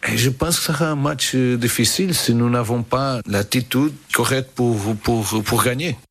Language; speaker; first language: French; non-native, fluent; Portuguese